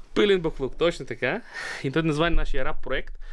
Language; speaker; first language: Bulgarian; non-native, fluent; Ukrainian